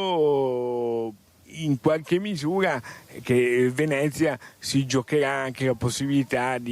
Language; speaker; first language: Italian; native; Italian